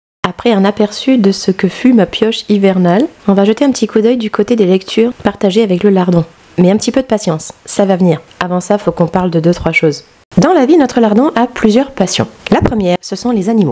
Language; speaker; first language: French; native; French